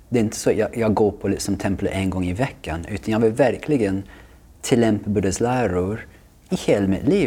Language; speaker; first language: Swedish; non-native, fluent; English